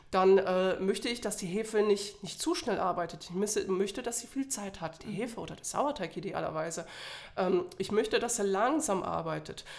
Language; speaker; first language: German; non-native, fluent; Polish